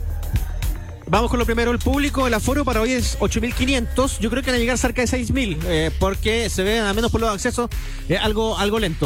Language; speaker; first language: Spanish; native; Spanish